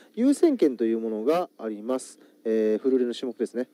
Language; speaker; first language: Japanese; native; Japanese